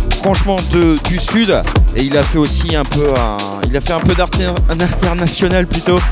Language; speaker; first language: French; native; French